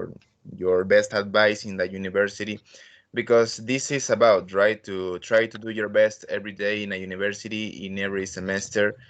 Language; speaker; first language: English; non-native, learner; Spanish